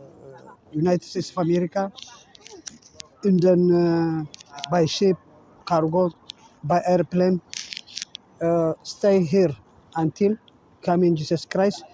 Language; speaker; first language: English; non-native, learner; Tigrinya